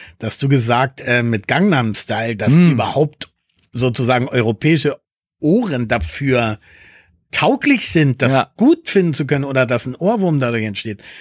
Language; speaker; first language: German; early bilingual, other home language; Spanish